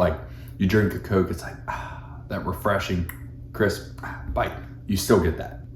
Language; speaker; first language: English; native; English